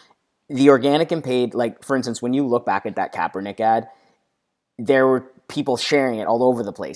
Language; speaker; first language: English; native; English